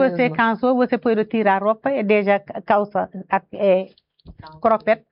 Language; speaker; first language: Portuguese; non-native, learner; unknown